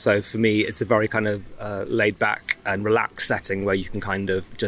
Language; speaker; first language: English; native; English